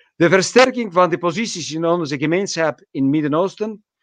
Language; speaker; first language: Dutch; non-native, fluent; Georgian